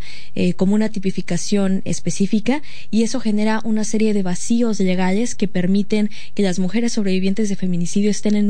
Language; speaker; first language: Spanish; native; Spanish